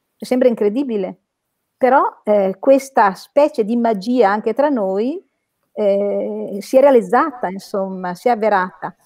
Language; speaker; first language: Italian; native; Italian